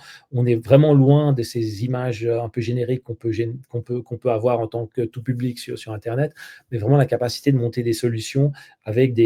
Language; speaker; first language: French; native; French